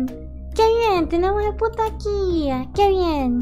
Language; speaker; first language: Spanish; early bilingual, heritage; Spanish